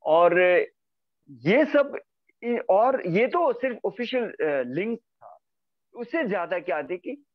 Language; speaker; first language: Hindi; native; Hindi